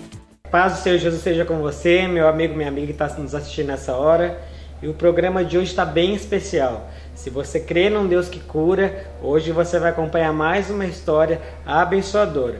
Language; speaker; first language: Portuguese; native; Portuguese